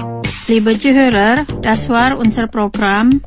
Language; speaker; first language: German; non-native, fluent; Indonesian